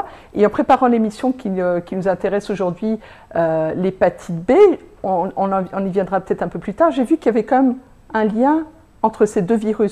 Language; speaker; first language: French; native; French